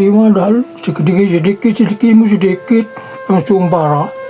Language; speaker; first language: Indonesian; non-native, local second language; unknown